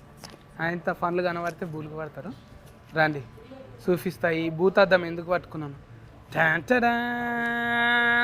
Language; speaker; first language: Telugu; native; Telugu